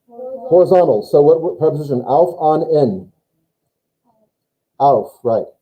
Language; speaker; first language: German; non-native, fluent; English